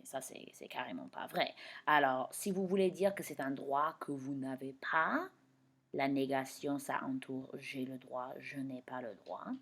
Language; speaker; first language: French; non-native, fluent; English